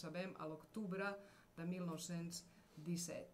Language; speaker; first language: Catalan; non-native, fluent; Serbian